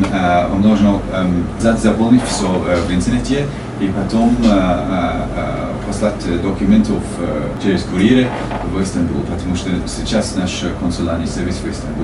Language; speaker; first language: Russian; non-native, learner; English